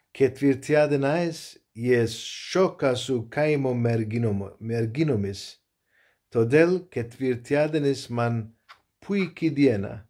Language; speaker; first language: Lithuanian; non-native, learner; Turkish